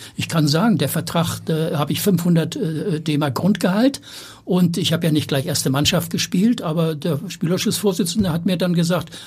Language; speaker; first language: German; native; German